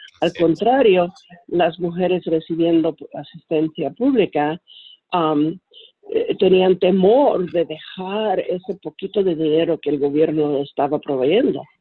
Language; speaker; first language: Spanish; early bilingual, heritage; Spanish